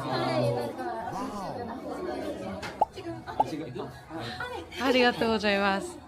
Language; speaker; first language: Japanese; non-native, learner; Korean